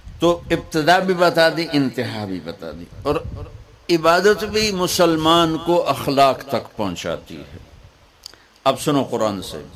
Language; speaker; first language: Urdu; non-native, local second language; Punjabi